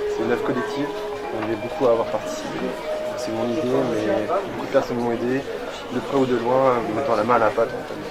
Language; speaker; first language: French; native; French